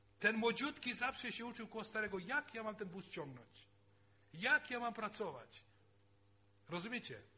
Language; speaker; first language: Polish; native; Polish